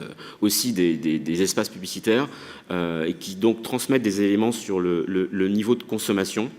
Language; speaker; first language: French; native; French